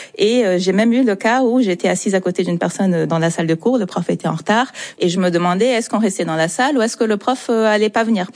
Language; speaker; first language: French; non-native, fluent; Portuguese